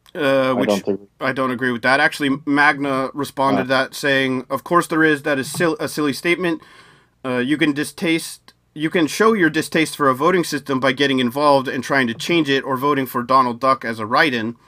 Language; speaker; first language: English; native; English